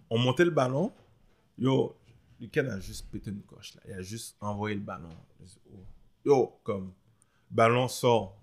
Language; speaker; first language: French; early bilingual, other home language; Haitian Creole